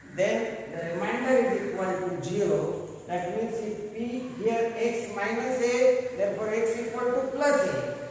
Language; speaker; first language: English; non-native, local second language; Marathi